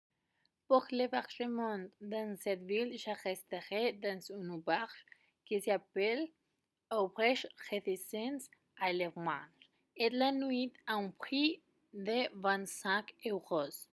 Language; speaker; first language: French; non-native, learner; Spanish